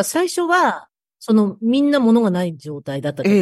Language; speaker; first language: Japanese; native; Japanese